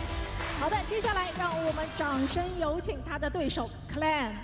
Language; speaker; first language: Chinese; native; Chinese